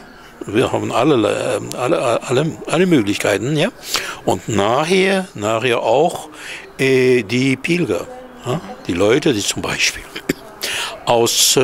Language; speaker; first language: German; non-native, fluent; Hebrew